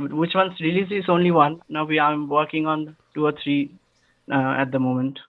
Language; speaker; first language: English; non-native, local second language; Bangla